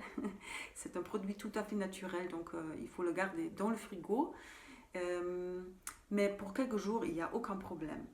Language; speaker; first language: French; non-native, fluent; German